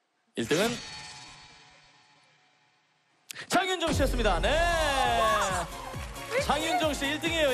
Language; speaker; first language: Korean; native; Korean